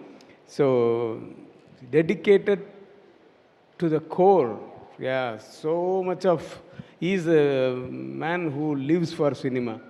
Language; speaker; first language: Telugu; non-native, learner; Tamil